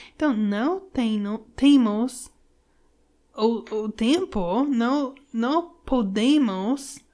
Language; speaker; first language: Portuguese; non-native, learner; English